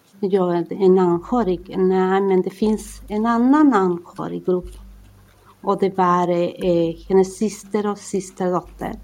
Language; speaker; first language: Swedish; non-native, fluent; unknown